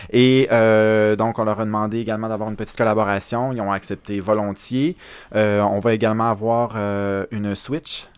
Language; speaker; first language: French; native; French